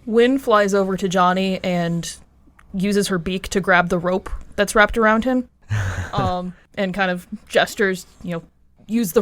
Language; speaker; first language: English; native; English